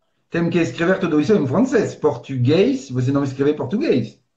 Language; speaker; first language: Portuguese; non-native, fluent; French